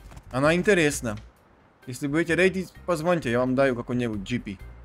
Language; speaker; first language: Russian; non-native, learner; Slovak